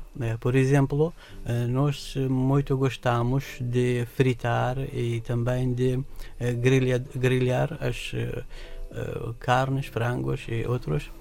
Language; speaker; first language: Portuguese; non-native, learner; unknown